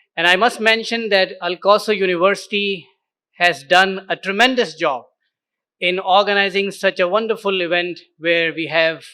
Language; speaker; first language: English; non-native, local second language; Urdu